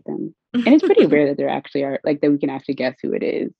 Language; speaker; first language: English; native; English